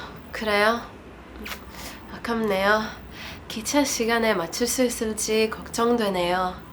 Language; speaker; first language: Korean; non-native, learner; English